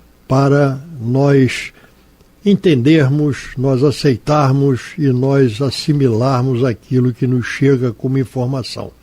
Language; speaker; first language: Portuguese; native; Portuguese